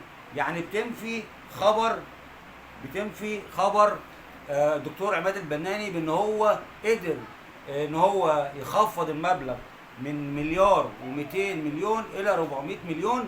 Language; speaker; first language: Arabic; native; Arabic